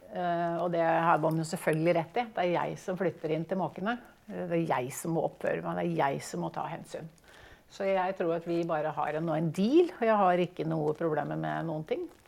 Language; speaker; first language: Norwegian; native; Norwegian